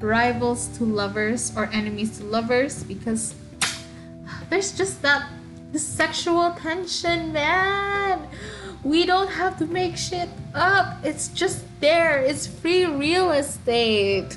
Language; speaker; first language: English; non-native, local second language; Waray